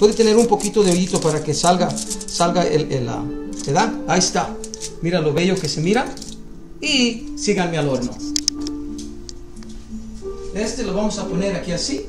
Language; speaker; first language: Spanish; early bilingual, other home language; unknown